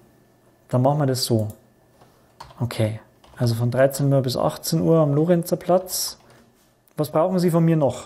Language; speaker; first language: German; native; German